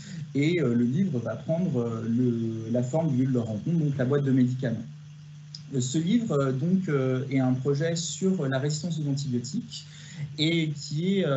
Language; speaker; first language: French; native; French